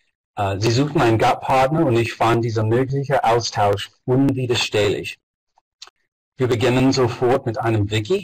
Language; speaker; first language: German; non-native, fluent; English